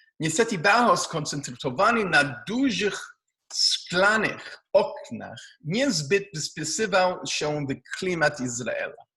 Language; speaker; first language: Polish; non-native, learner; Hebrew